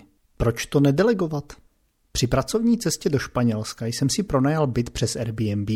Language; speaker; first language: Czech; native; Czech